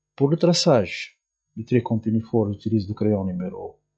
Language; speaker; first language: French; non-native, local second language; Arabic